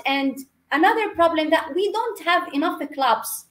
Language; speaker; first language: English; non-native, fluent; Arabic